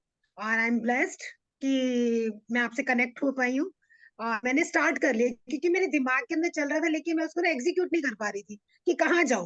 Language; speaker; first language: Hindi; native; Hindi